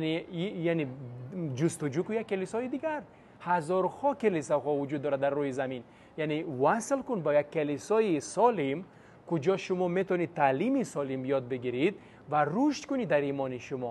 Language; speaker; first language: Persian; non-native, fluent; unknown